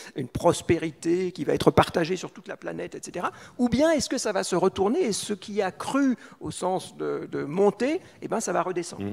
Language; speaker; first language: French; native; French